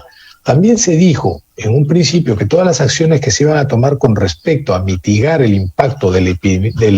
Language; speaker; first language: Spanish; native; Spanish